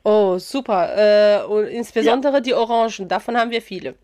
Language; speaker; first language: German; non-native, fluent; Arabic